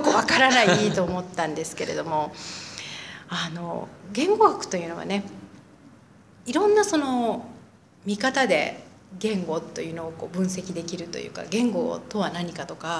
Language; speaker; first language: Japanese; native; Japanese